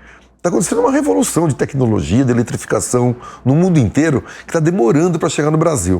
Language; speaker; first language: Portuguese; native; Portuguese